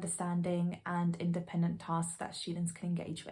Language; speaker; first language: English; native; English